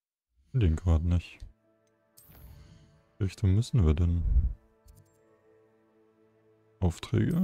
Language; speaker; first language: German; native; German